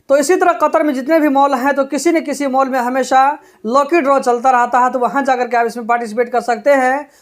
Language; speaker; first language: Hindi; native; Hindi